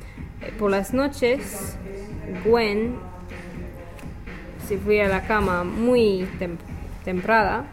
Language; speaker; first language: Spanish; non-native, learner; English